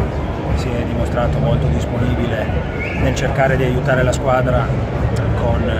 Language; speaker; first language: Italian; native; Italian